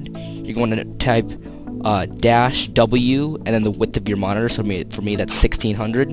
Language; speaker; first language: English; native; English